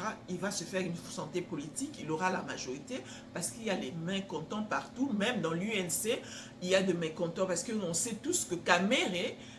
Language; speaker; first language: French; non-native, local second language; Lingala